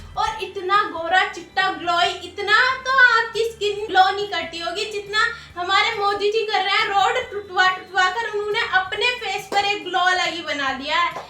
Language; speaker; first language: Hindi; native; Hindi